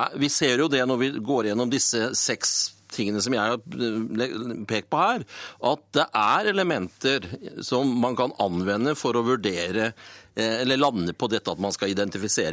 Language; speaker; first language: Norwegian; native; Norwegian